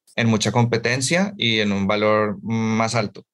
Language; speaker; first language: Spanish; native; Spanish